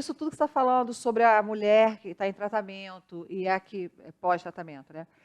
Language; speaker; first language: Portuguese; native; Portuguese